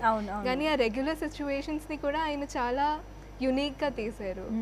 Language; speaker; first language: Telugu; non-native, fluent; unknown